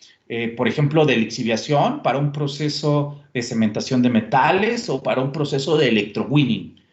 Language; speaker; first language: Spanish; native; Spanish